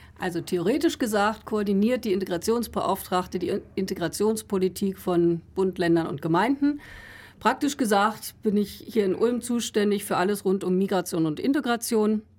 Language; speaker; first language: German; native; German